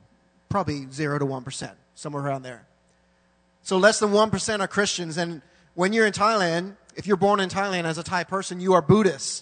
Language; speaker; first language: English; native; English